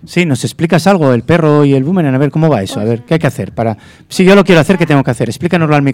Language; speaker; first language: Spanish; native; Spanish